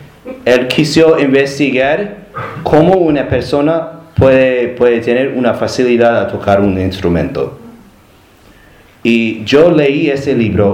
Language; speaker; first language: Spanish; non-native, learner; English